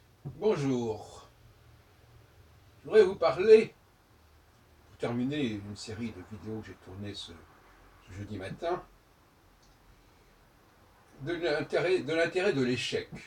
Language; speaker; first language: French; native; French